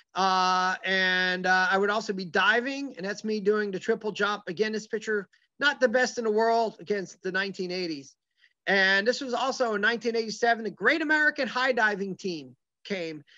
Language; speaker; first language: English; native; English